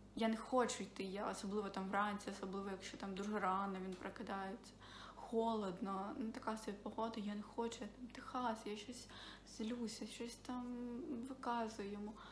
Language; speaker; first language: Ukrainian; non-native, local second language; Russian